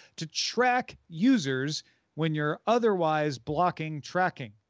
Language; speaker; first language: English; native; English